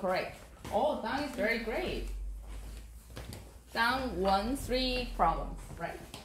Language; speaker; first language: English; non-native, fluent; Korean